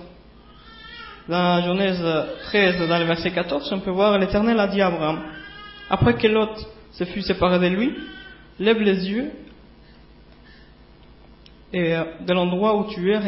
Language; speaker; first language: French; native; French